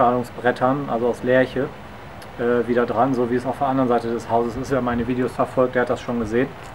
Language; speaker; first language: German; native; German